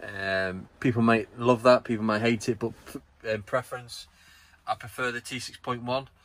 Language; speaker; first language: English; native; English